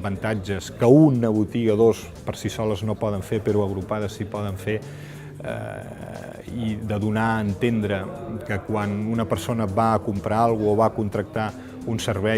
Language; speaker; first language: Catalan; native; Catalan